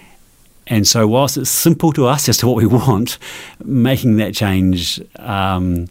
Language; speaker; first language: English; native; English